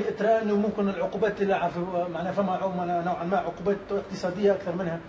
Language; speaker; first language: Arabic; native; Arabic